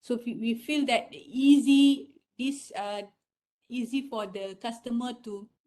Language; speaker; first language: English; non-native, local second language; Malay